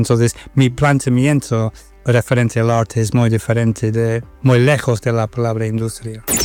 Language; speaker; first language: Spanish; non-native, fluent; English